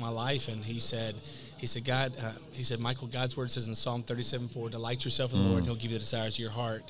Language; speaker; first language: English; native; English